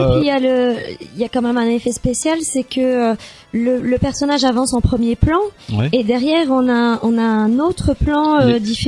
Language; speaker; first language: French; native; French